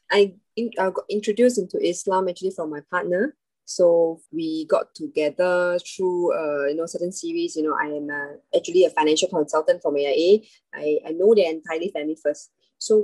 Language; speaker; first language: English; non-native, local second language; Chinese